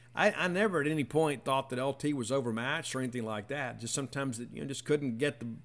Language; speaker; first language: English; native; English